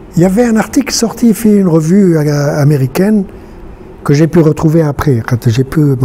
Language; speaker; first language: French; non-native, local second language; Arabic